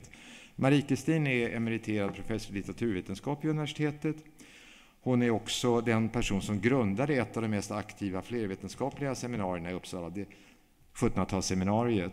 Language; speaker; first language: Swedish; native; Swedish